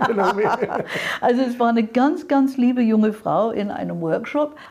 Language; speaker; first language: German; non-native, fluent; English